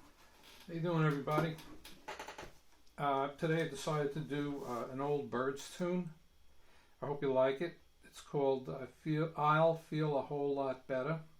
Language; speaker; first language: English; native; English